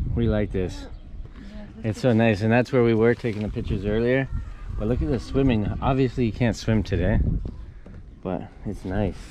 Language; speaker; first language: English; non-native, fluent; Croatian